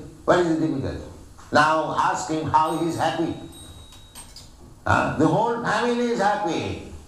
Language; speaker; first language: English; non-native, local second language; Bangla